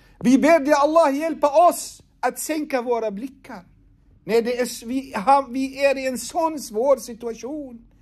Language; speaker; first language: Swedish; non-native, fluent; Arabic